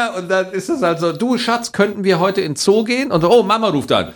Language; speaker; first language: German; native; German